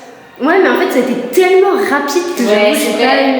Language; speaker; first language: French; native; French